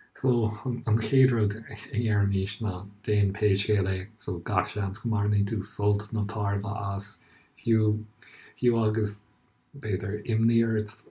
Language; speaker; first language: Irish; native; Irish